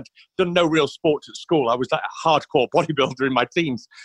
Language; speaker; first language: English; native; English